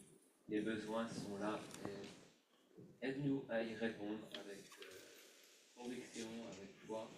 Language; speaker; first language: French; native; French